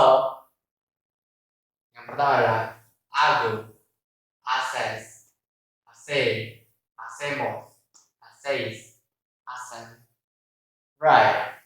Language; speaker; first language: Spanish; non-native, learner; Indonesian